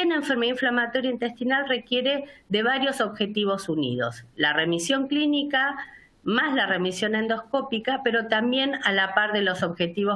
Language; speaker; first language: Spanish; native; Spanish